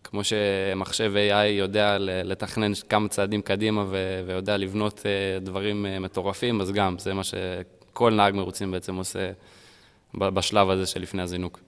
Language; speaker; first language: Hebrew; early bilingual, heritage; Hebrew